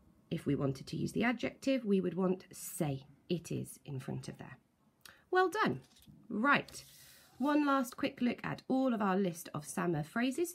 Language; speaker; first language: English; native; English